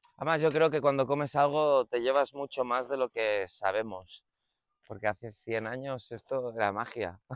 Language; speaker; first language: Spanish; native; Spanish